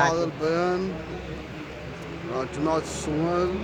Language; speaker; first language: Arabic; non-native, local second language; Somali